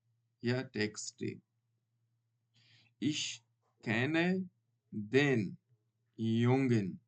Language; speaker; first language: German; non-native, learner; Baluchi